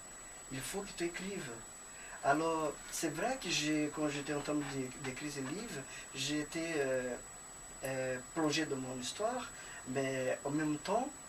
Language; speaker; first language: French; non-native, fluent; Portuguese